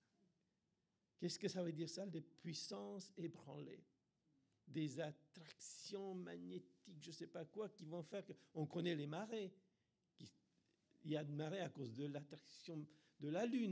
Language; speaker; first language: French; non-native, fluent; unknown